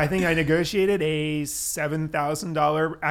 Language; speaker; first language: English; native; English